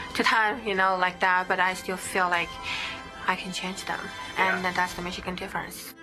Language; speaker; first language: English; non-native, fluent; Chinese